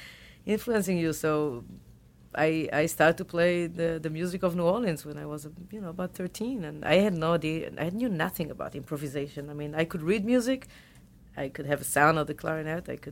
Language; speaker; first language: English; non-native, fluent; Hebrew